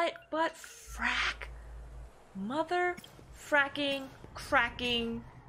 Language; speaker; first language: English; native; English